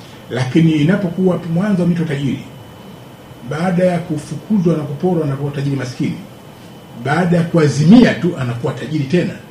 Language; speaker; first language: Swahili; native; Swahili